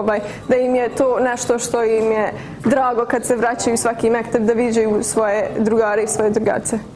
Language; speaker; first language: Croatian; early bilingual, heritage; English